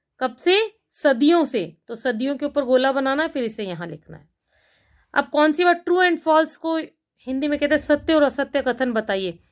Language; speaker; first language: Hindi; native; Hindi